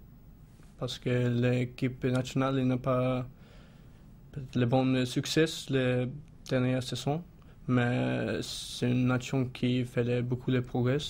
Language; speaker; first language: French; non-native, learner; Swedish